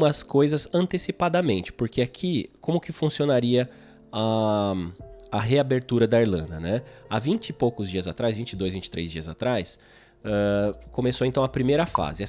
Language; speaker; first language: Portuguese; native; Portuguese